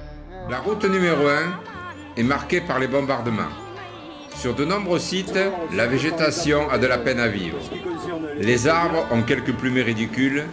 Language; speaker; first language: French; native; French